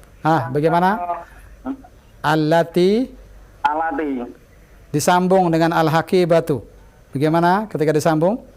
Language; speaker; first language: Indonesian; native; Indonesian